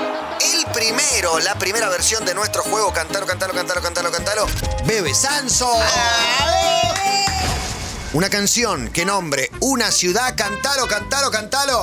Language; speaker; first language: Spanish; native; Spanish